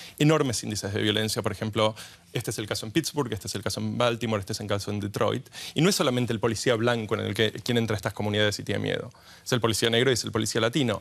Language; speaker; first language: Spanish; native; Spanish